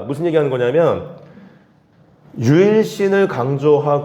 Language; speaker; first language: Korean; native; Korean